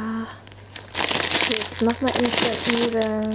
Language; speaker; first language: German; early bilingual, other home language; Vietnamese